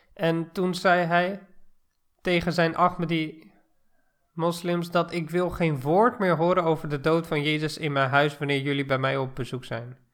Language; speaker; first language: Dutch; non-native, fluent; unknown